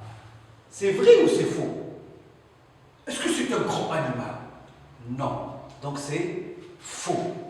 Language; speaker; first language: French; non-native, local second language; Arabic